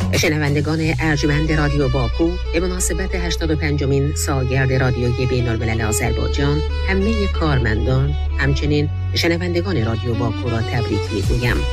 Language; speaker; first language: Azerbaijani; native; Azerbaijani